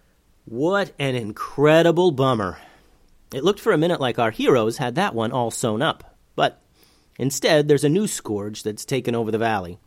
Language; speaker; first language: English; native; English